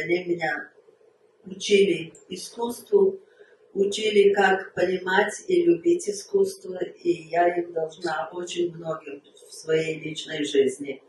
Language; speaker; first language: Russian; early bilingual, heritage; Russian